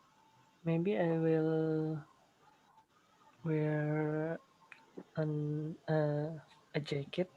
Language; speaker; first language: English; non-native, learner; Indonesian